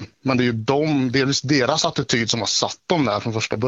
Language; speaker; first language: Swedish; native; Swedish